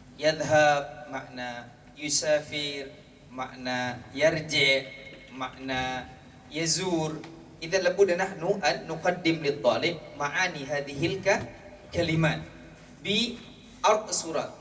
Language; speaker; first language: Arabic; non-native, fluent; Malay